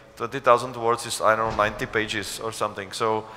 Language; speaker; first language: English; non-native, fluent; Czech